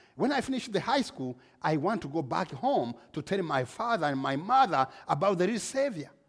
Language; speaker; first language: English; non-native, local second language; Kinyarwanda